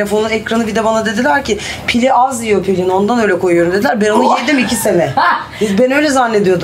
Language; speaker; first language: Turkish; native; Turkish